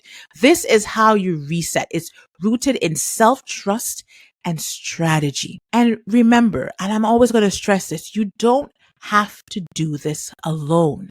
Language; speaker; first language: English; native; English